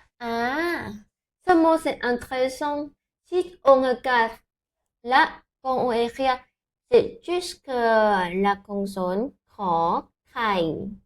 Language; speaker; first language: French; non-native, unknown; Thai